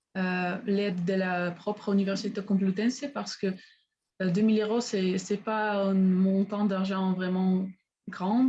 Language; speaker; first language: French; non-native, learner; Spanish